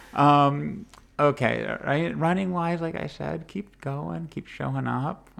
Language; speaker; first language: English; native; English